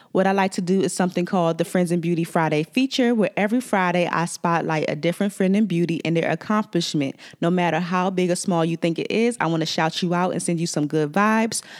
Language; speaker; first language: English; native; English